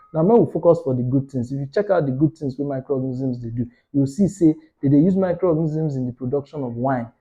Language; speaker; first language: Nigerian Pidgin; non-native, local second language; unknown